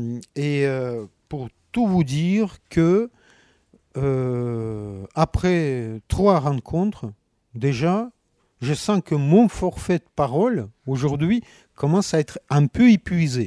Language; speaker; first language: French; non-native, fluent; Russian